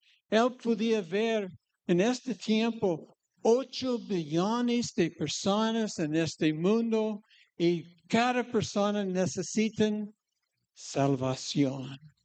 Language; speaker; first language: Spanish; non-native, fluent; English